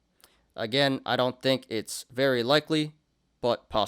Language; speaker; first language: English; native; English